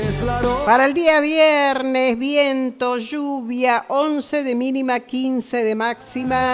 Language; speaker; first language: Spanish; native; Spanish